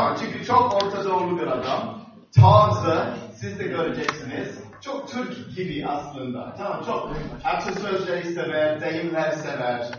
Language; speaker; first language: Turkish; non-native, fluent; English